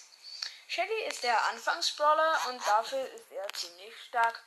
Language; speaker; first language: German; native; German